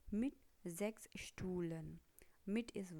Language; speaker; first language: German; non-native, fluent; Hindi